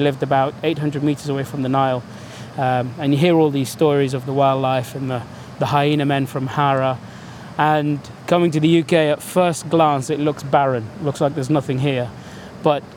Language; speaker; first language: English; early bilingual, other home language; Arabic